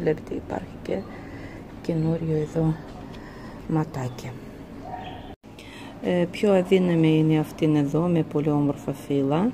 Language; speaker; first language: Greek; non-native, fluent; Russian